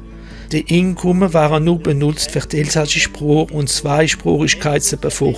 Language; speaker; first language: German; non-native, local second language; French